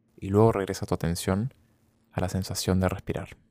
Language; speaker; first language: Spanish; native; Spanish